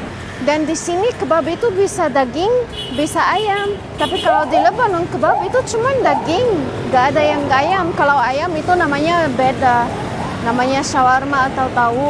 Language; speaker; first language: Indonesian; non-native, fluent; Arabic